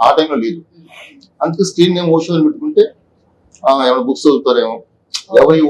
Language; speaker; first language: Telugu; native; Telugu